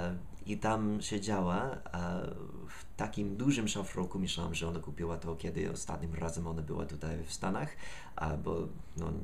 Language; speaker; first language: Polish; non-native, learner; English